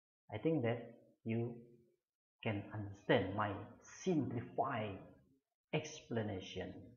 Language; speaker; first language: English; non-native, fluent; Indonesian